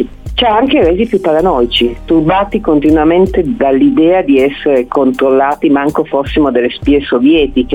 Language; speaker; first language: Italian; native; Italian